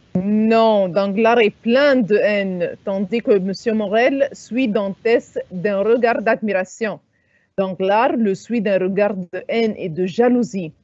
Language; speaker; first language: French; non-native, fluent; Arabic